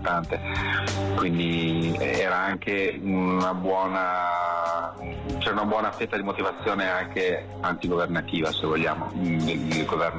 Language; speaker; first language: Italian; native; Italian